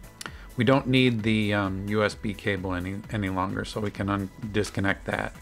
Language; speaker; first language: English; native; English